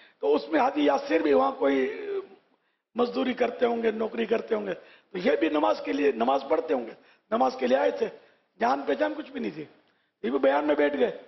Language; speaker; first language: Urdu; native; Urdu